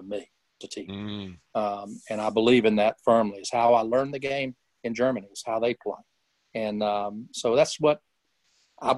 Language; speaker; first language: English; native; English